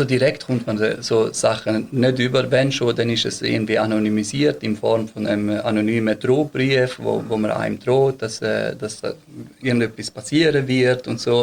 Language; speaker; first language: German; early bilingual, other home language; Bosnian